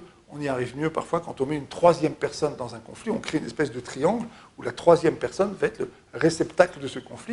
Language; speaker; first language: French; native; French